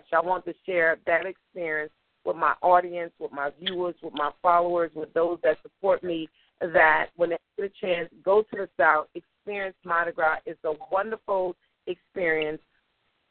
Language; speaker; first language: English; native; English